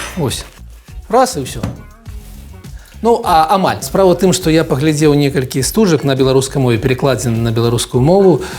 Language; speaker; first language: Belarusian; non-native, local second language; Russian